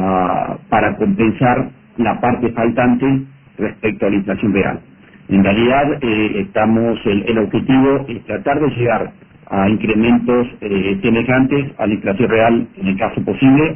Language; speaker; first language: Spanish; native; Spanish